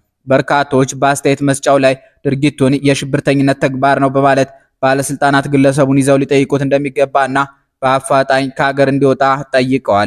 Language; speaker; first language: Amharic; native; Amharic